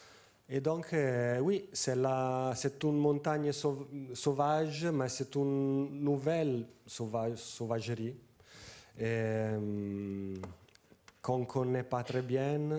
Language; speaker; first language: French; non-native, fluent; Italian